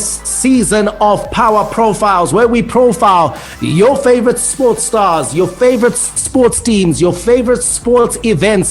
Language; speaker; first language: English; native; English